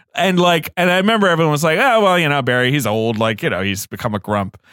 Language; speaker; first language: English; native; English